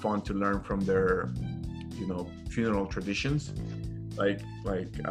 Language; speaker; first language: English; non-native, fluent; Spanish